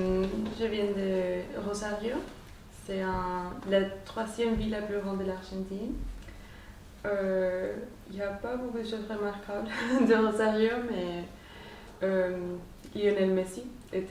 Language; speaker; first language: French; non-native, fluent; Spanish